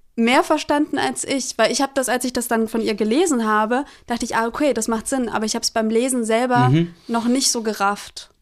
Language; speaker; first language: German; early bilingual, other home language; Greek